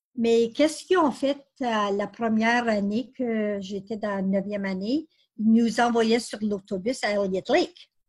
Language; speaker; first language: French; native; French